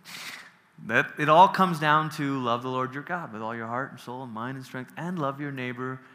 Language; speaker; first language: English; early bilingual, other home language; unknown